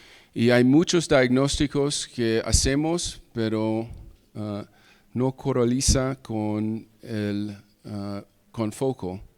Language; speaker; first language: Spanish; early bilingual, heritage; English